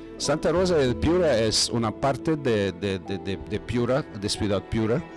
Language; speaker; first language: Spanish; non-native, learner; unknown